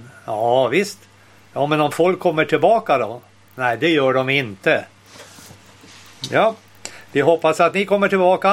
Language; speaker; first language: Swedish; native; Swedish